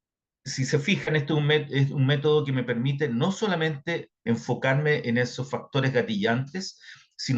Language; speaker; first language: Spanish; native; Spanish